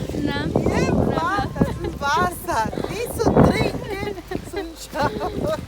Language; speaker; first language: German; non-native, learner; Spanish